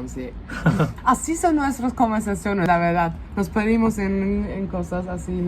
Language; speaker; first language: Spanish; non-native, fluent; German